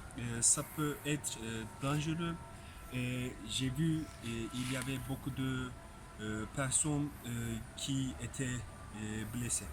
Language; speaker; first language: French; non-native, learner; Turkish